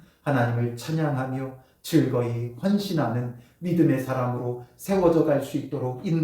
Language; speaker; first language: Korean; native; Korean